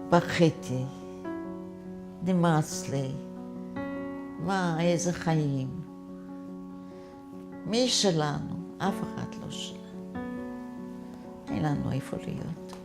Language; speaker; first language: Hebrew; non-native, fluent; Yiddish